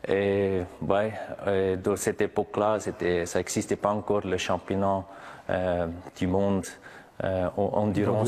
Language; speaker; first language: French; non-native, local second language; German